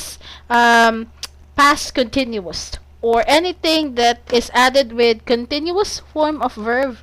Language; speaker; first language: English; non-native, fluent; Cebuano